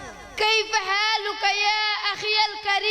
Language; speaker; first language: Arabic; non-native, learner; Urdu